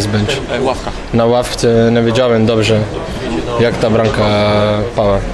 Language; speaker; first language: Polish; non-native, learner; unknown